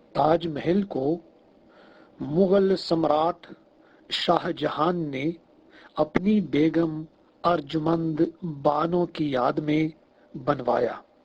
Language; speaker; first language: Hindi; non-native, fluent; Russian